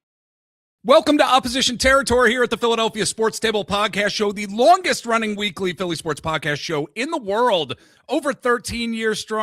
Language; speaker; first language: English; native; English